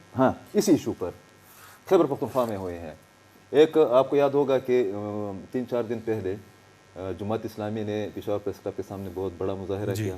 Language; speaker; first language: Urdu; non-native, local second language; Pashto